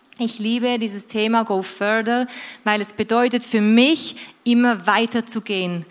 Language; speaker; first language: German; native; German